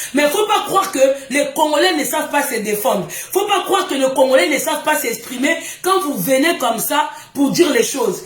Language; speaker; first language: French; non-native, local second language; Lingala